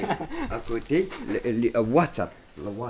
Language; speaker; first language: French; non-native, learner; Arabic